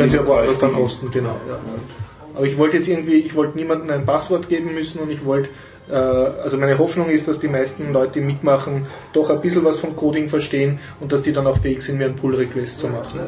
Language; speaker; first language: German; native; German